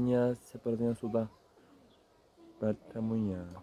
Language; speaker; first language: Indonesian; non-native, learner; Turkish